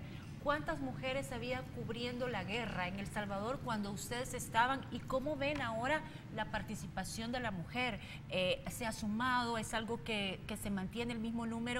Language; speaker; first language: Spanish; native; Spanish